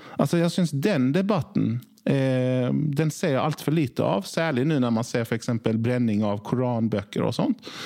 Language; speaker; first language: Norwegian; early bilingual, other home language; Swedish